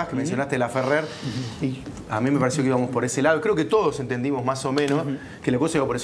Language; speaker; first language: Spanish; native; Spanish